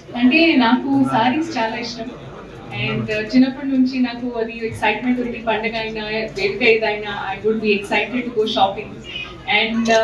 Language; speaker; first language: Telugu; non-native, learner; Hindi